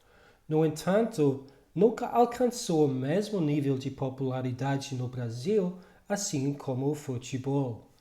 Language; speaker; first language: Portuguese; non-native, fluent; English